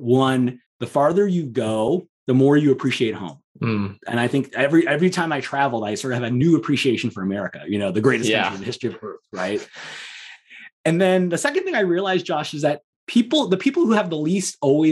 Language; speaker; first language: English; native; English